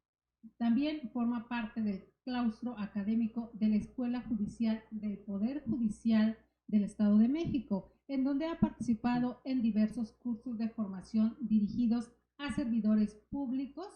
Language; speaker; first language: Spanish; native; Spanish